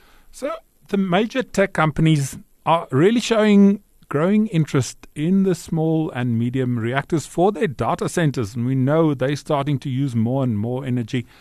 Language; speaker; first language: English; non-native, local second language; Afrikaans